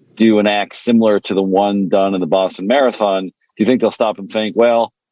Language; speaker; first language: English; non-native, fluent; French